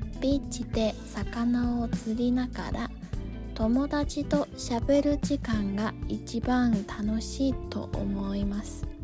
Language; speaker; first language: Japanese; non-native, learner; Chinese